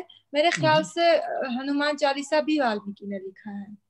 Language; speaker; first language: Hindi; non-native, learner; Armenian